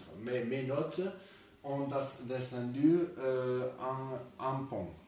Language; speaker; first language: French; non-native, learner; Spanish